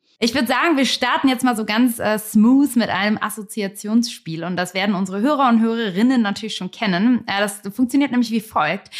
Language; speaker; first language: German; native; German